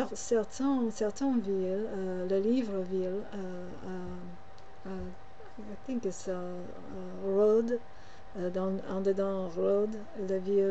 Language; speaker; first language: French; non-native, learner; English